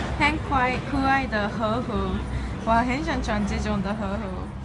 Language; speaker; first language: Chinese; non-native, learner; Japanese